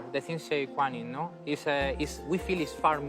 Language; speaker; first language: English; non-native, learner; Spanish